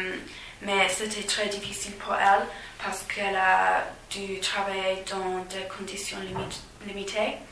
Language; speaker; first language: French; non-native, fluent; English